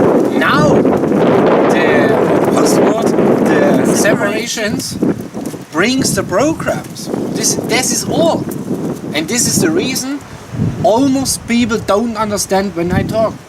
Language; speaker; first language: English; non-native, learner; German